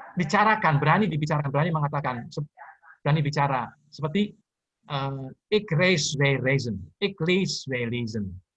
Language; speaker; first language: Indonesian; native; Indonesian